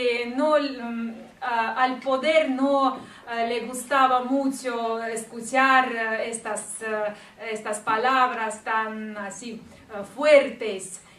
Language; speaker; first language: Spanish; non-native, fluent; Russian